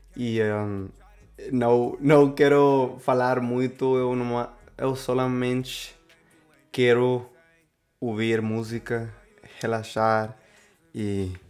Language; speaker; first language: Portuguese; non-native, learner; Spanish